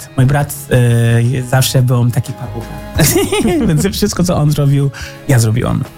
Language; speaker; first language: Polish; early bilingual, heritage; English